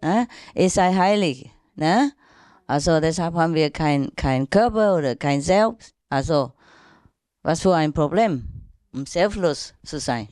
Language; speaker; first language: German; non-native, learner; Vietnamese